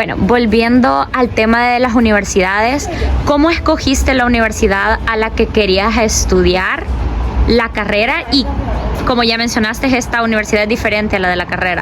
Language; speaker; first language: Spanish; native; Spanish